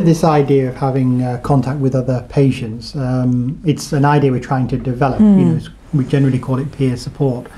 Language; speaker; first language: English; native; English